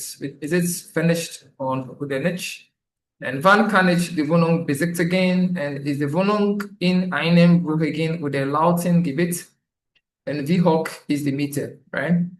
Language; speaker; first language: German; non-native, learner; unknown